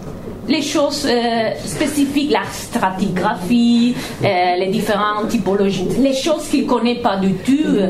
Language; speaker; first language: French; non-native, fluent; Italian